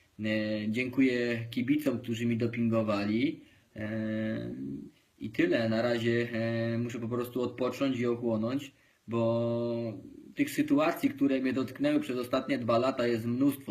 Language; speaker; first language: Polish; native; Polish